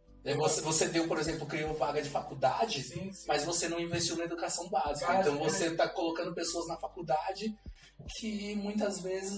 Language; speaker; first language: Portuguese; native; Portuguese